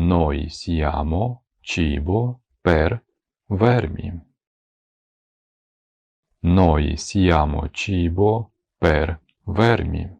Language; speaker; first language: Italian; non-native, fluent; Ukrainian